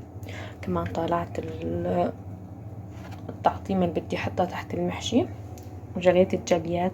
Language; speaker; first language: Arabic; native; Arabic